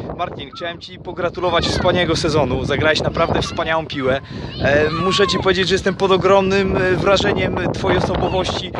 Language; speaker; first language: Polish; native; Polish